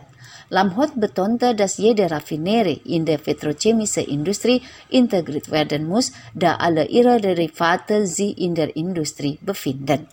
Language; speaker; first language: German; non-native, fluent; Indonesian